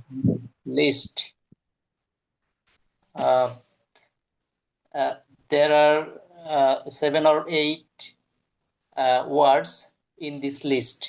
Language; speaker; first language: English; non-native, learner; Bangla